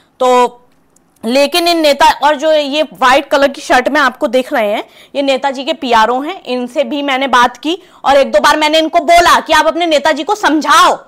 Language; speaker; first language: Hindi; native; Hindi